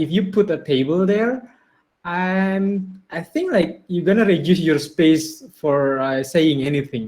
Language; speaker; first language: English; non-native, fluent; Indonesian